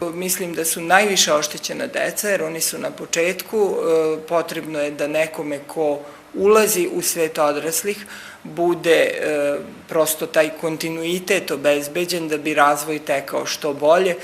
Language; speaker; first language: Serbian; native; Serbian